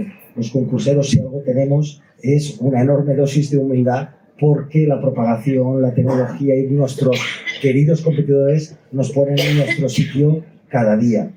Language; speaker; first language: Spanish; native; Spanish